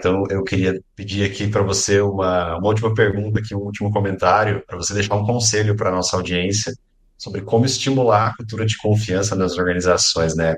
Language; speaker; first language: Portuguese; native; Portuguese